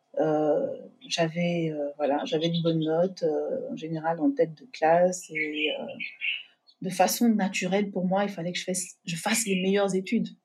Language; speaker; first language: French; native; French